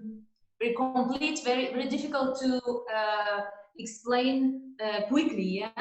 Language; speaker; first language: English; non-native, learner; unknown